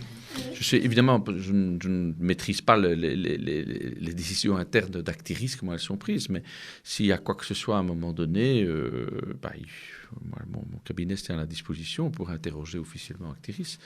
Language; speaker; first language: French; native; French